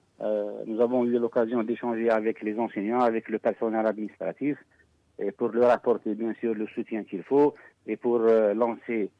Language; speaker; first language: French; non-native, local second language; Arabic